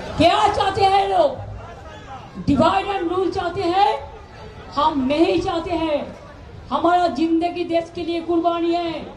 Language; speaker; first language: Hindi; non-native, local second language; Bangla